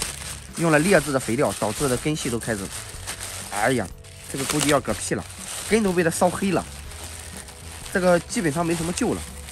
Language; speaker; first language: Chinese; native; Chinese